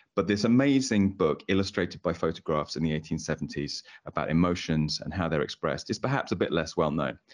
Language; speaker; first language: English; native; English